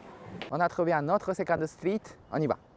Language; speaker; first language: French; non-native, learner; Japanese